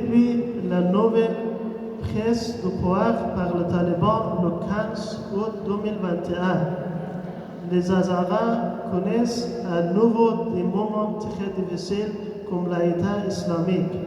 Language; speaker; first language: French; non-native, learner; Persian